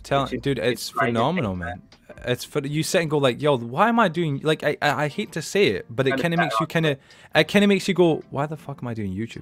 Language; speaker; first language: English; native; English